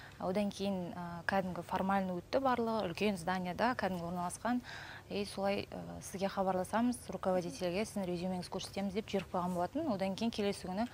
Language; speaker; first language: Kazakh; native; Kazakh